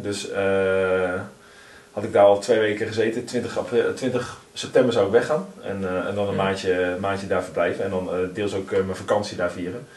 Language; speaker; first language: Dutch; native; Dutch